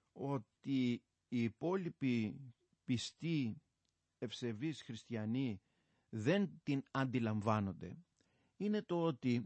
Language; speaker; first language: Greek; native; Greek